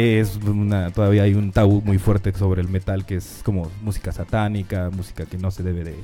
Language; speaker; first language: Spanish; native; Spanish